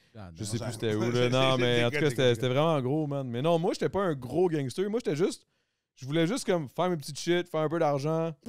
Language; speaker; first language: French; native; French